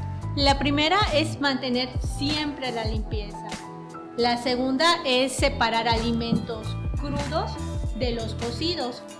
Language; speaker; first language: Spanish; native; Spanish